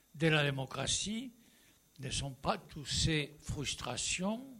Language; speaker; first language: French; non-native, fluent; Spanish